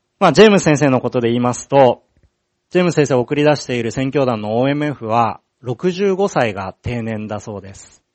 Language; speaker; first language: Japanese; native; Japanese